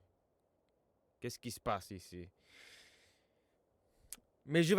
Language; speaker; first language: French; non-native, fluent; English